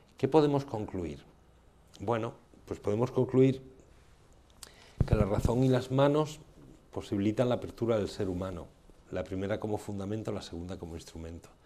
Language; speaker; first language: Spanish; native; Spanish